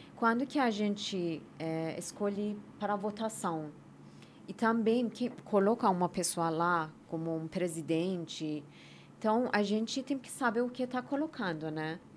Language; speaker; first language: Portuguese; non-native, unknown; Persian